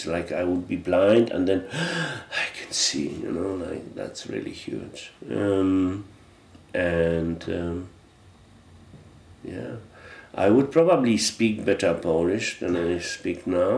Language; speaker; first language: English; non-native, fluent; Polish